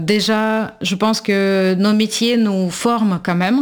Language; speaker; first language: French; non-native, fluent; Russian